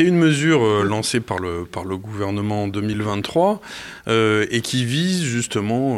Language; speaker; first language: French; native; French